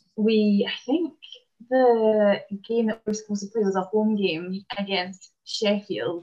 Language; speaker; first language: English; native; English